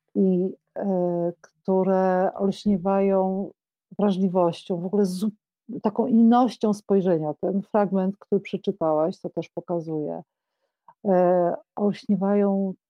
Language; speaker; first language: Polish; native; Polish